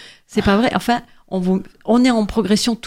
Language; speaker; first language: French; native; French